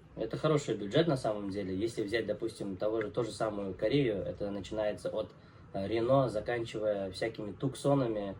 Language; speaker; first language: Russian; non-native, local second language; Uzbek